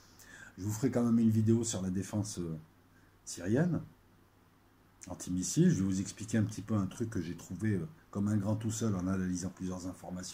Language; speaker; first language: French; native; French